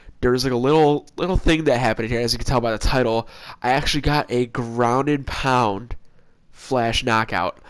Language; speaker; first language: English; native; English